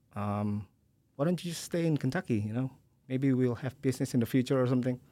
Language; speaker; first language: English; early bilingual, other home language; Indonesian